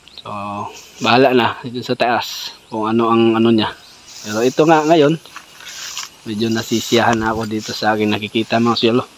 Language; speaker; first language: Filipino; non-native, local second language; Cebuano